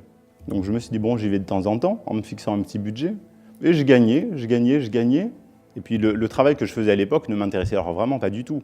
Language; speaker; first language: French; native; French